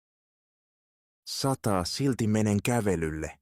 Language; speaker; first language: Finnish; non-native, fluent; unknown